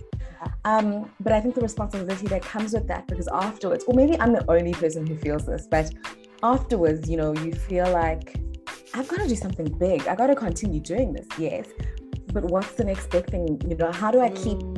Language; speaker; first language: English; non-native, local second language; Xhosa